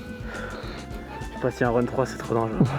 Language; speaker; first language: French; native; French